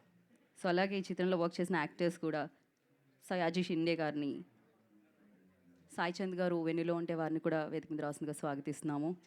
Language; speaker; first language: Telugu; native; Telugu